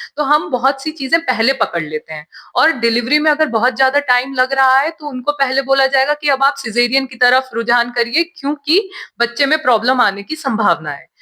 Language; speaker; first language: Hindi; native; Hindi